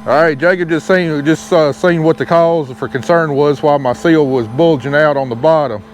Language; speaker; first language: English; native; English